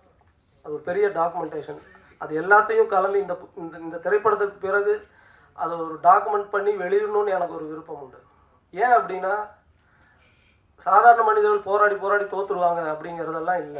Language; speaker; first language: Tamil; native; Tamil